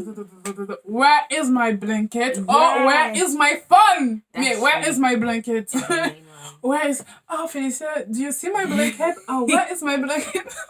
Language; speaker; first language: English; non-native, learner; French